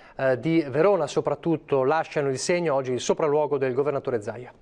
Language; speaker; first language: Italian; native; Italian